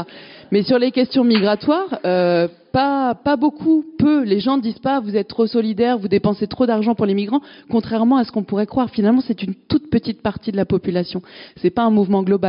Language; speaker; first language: French; native; French